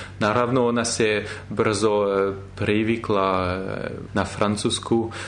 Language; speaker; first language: Serbian; non-native, fluent; French